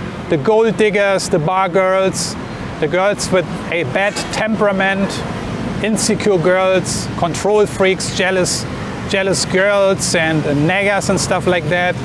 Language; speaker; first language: English; non-native, fluent; German